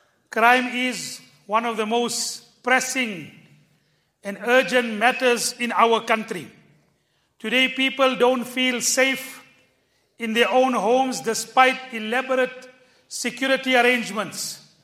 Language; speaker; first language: English; early bilingual, other home language; Urdu